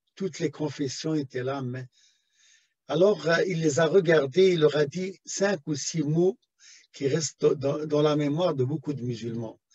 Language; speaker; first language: French; non-native, local second language; Arabic